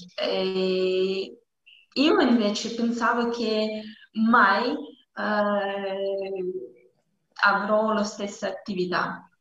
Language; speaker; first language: Italian; non-native, learner; Russian